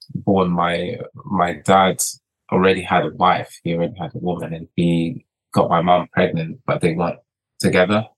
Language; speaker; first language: English; early bilingual, other home language; Portuguese